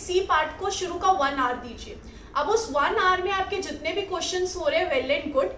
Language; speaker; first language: Hindi; native; Hindi